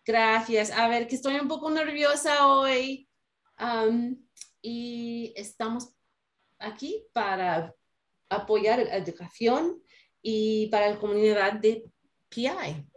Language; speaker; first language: Spanish; non-native, learner; English